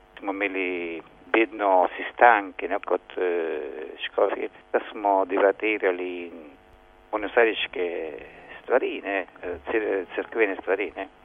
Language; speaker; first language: Slovenian; early bilingual, heritage; Slovenian